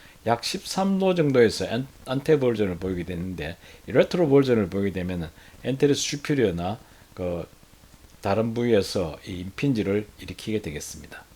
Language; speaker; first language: Korean; native; Korean